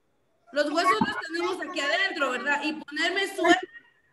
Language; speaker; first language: Spanish; native; Spanish